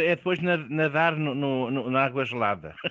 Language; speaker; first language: Portuguese; non-native, fluent; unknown